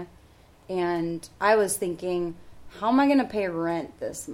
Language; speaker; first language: English; native; English